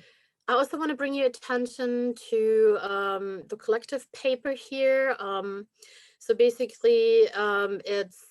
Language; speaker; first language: English; non-native, fluent; German